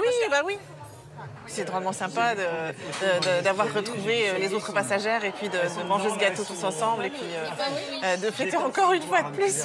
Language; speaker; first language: French; native; French